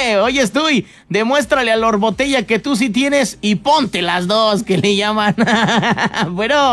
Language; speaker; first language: Spanish; native; Spanish